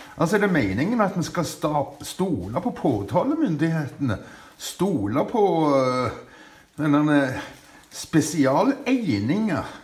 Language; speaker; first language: Norwegian; native; Norwegian